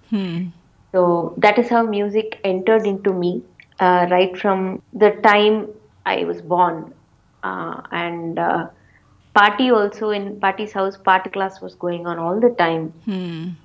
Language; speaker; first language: English; non-native, local second language; Tamil